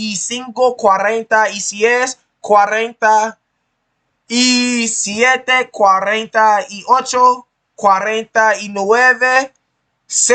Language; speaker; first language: Spanish; non-native, learner; English